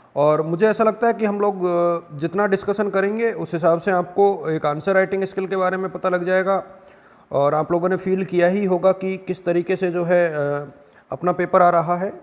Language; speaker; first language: Hindi; native; Hindi